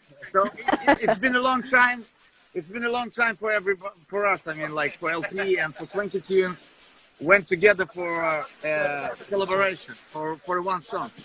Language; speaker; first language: English; non-native, fluent; Russian